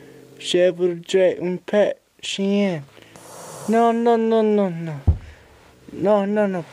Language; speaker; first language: French; non-native, learner; English